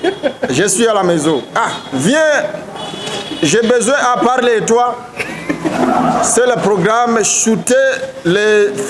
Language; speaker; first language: French; non-native, learner; Rundi